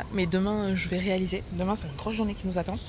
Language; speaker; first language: French; native; French